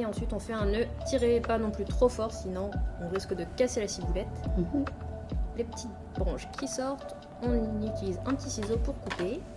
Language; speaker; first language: French; native; French